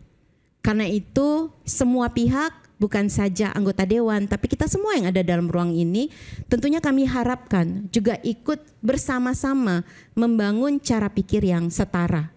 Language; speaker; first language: Indonesian; native; Indonesian